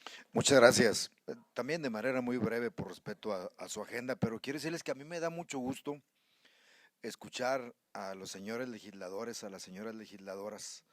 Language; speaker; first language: Spanish; native; Spanish